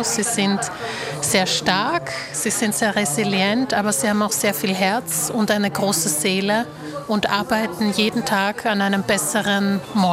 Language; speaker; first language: German; early bilingual, other home language; Slovak